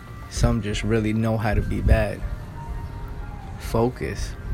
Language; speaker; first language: English; early bilingual, other home language; Spanish